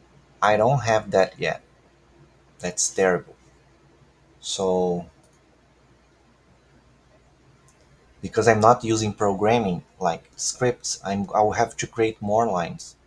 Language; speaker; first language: English; non-native, fluent; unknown